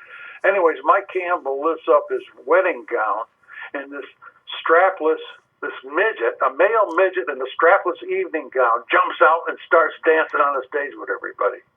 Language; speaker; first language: English; native; English